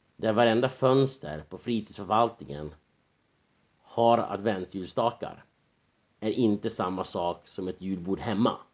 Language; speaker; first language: Swedish; native; Swedish